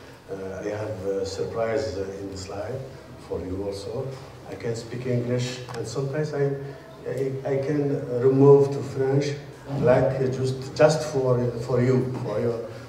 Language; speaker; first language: English; non-native, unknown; Arabic